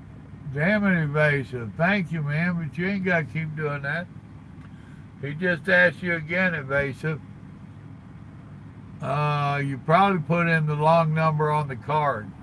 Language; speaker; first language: English; native; English